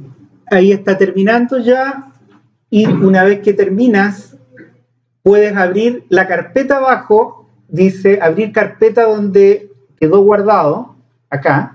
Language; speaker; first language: Spanish; native; Spanish